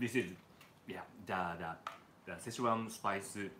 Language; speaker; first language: English; non-native, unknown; Japanese